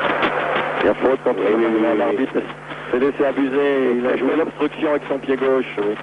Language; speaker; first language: French; native; French